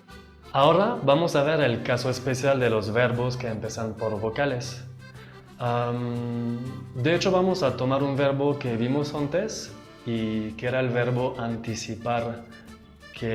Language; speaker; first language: Spanish; non-native, fluent; French